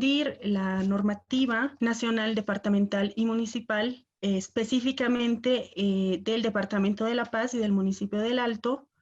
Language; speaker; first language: Spanish; native; Spanish